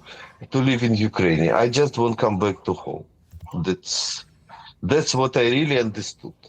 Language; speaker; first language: English; non-native, fluent; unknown